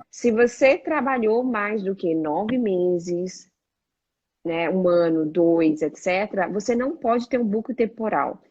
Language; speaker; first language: Portuguese; native; Portuguese